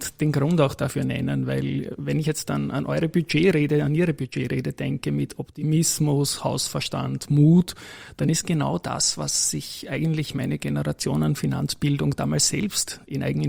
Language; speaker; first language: German; native; German